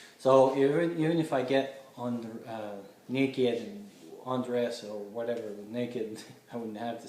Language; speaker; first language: English; non-native, fluent; French